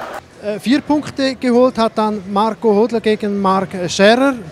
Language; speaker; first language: German; native; German